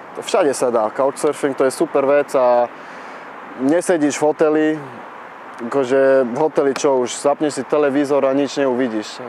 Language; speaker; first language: Slovak; early bilingual, heritage; Slovak